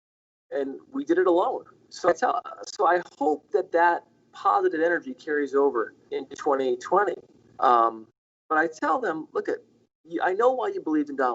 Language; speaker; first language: English; native; English